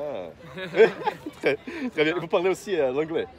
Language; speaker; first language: French; non-native, fluent; Portuguese